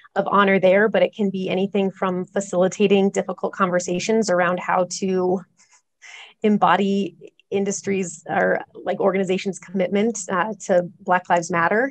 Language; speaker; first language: English; native; English